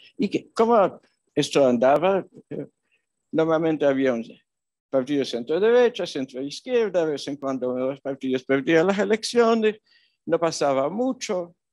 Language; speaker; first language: Spanish; non-native, fluent; Polish